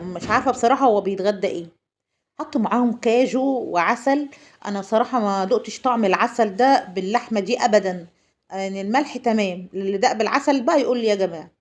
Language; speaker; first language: Arabic; native; Arabic